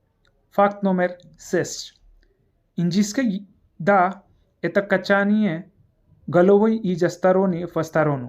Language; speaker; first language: Russian; non-native, learner; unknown